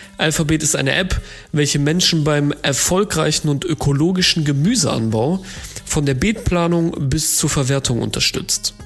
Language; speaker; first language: German; native; German